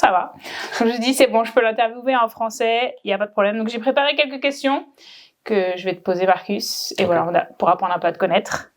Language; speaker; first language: French; native; French